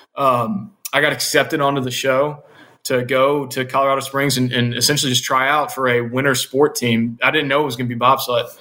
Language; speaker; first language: English; native; English